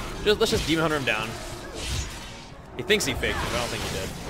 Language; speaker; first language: English; native; English